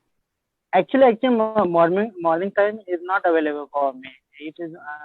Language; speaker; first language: English; non-native, learner; Marathi